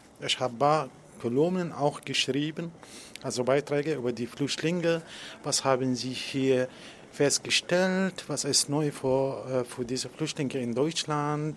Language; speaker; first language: German; non-native, learner; Arabic